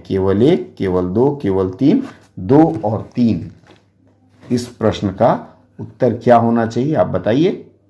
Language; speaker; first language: Hindi; native; Hindi